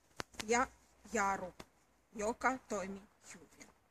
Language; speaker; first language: Finnish; non-native, learner; Russian